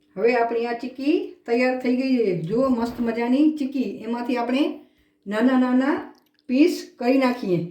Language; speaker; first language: Gujarati; non-native, local second language; Kachhi